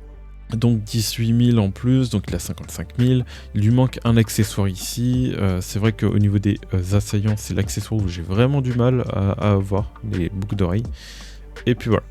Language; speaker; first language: French; native; French